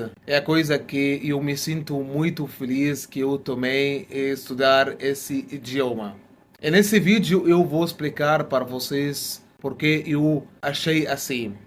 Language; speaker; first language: Portuguese; non-native, fluent; Arabic